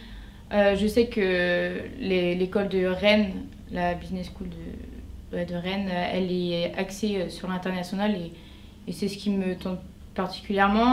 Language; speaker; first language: French; native; French